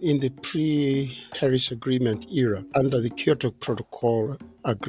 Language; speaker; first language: English; non-native, local second language; Tswana